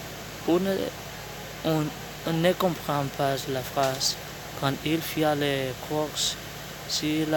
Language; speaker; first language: French; non-native, learner; Spanish